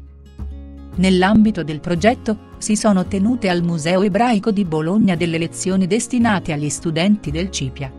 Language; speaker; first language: Italian; native; Italian